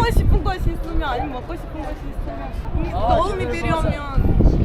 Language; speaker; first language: Korean; non-native, learner; Persian